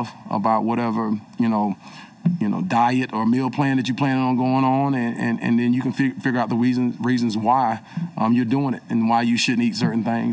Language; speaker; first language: English; native; English